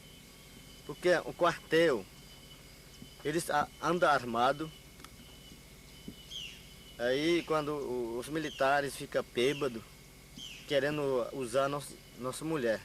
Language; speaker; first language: Portuguese; non-native, local second language; Yanomámi